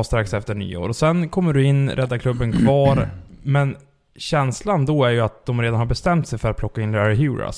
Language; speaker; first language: Swedish; native; Swedish